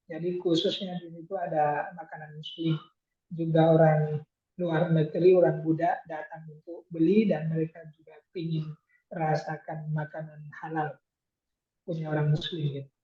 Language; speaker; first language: Indonesian; non-native, fluent; Thai